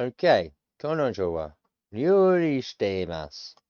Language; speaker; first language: Japanese; non-native, learner; English